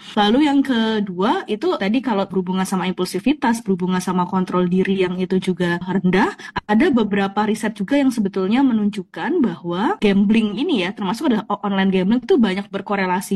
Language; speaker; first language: Indonesian; native; Indonesian